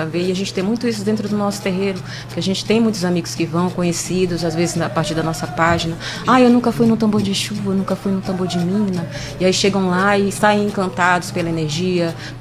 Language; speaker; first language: Portuguese; native; Portuguese